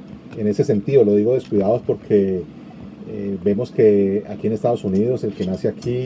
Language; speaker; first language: Spanish; native; Spanish